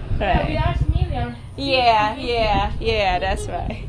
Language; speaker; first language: English; non-native, learner; Thai